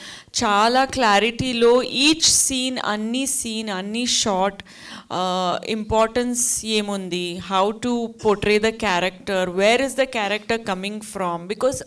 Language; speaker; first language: Telugu; non-native, learner; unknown